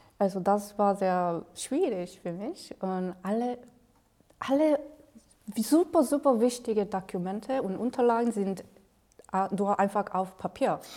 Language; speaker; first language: German; non-native, learner; Korean